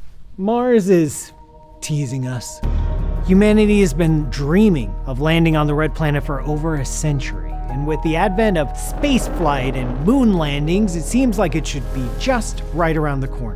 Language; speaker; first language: English; native; English